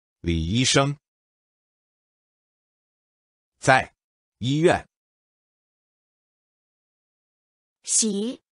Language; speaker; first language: Chinese; non-native, learner; English